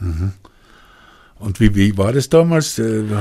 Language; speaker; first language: German; native; German